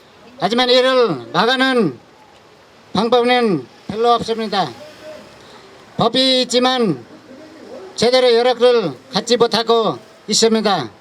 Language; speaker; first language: Korean; non-native, fluent; Nepali